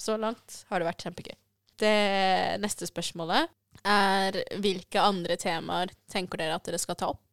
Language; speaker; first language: Norwegian; early bilingual, other home language; Persian